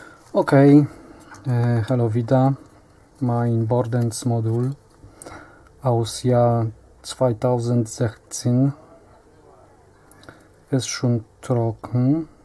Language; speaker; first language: German; non-native, learner; Polish